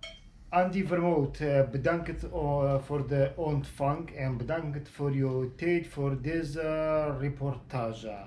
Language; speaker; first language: Dutch; non-native, fluent; Kurdish